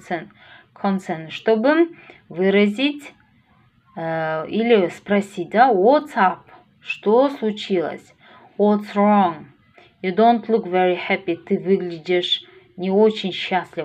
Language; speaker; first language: Russian; non-native, local second language; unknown